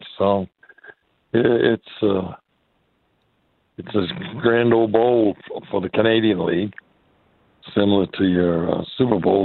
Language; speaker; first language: English; native; English